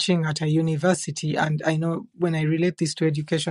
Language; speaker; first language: English; non-native, local second language; Ganda